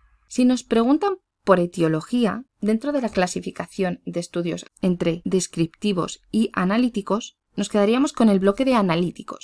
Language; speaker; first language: Spanish; native; Spanish